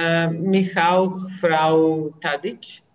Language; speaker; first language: German; non-native, learner; Serbian